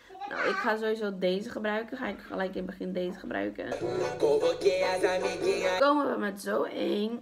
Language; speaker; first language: Dutch; early bilingual, other home language; Portuguese